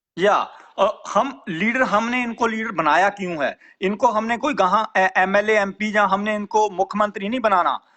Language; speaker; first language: Hindi; non-native, local second language; Punjabi